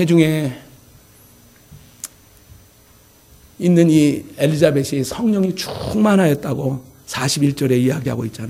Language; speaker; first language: Korean; native; Korean